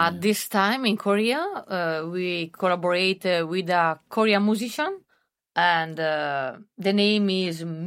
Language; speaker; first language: English; non-native, learner; Italian